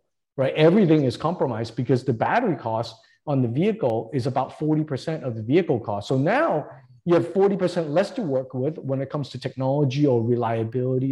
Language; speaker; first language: English; non-native, local second language; Cantonese